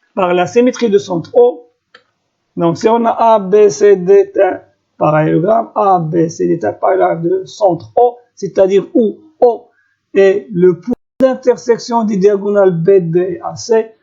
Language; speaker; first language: French; non-native, local second language; Arabic